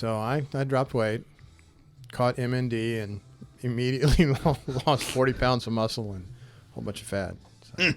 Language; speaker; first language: English; native; English